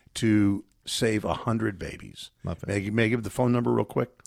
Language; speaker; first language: English; native; English